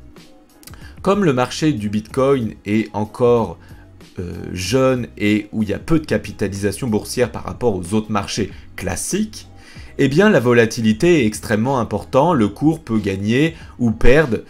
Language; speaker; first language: French; native; French